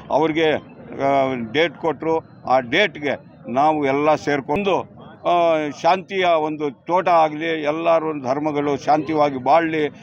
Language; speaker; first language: Kannada; non-native, local second language; Urdu